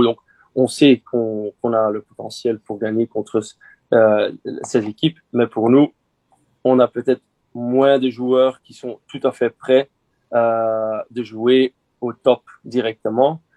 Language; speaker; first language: French; non-native, local second language; Dutch